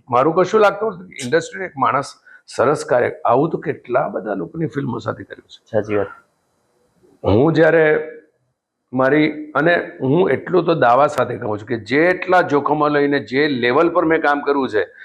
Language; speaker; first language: Gujarati; native; Gujarati